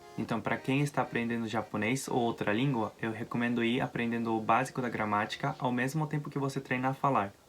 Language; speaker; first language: Portuguese; non-native, fluent; Japanese